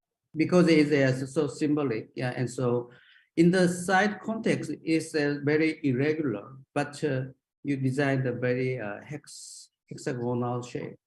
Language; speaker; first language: English; non-native, learner; Japanese